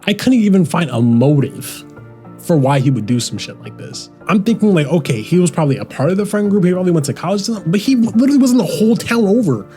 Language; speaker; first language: English; native; English